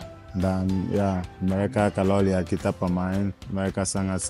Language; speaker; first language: Indonesian; non-native, fluent; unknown